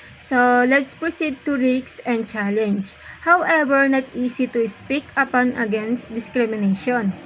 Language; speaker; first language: English; non-native, local second language; Filipino